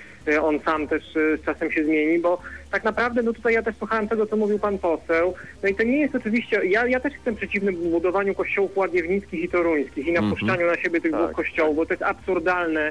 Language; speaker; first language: Polish; native; Polish